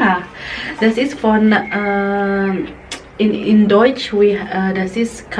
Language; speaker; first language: German; non-native, learner; Indonesian